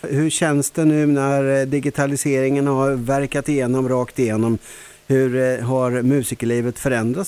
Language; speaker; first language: Swedish; native; Swedish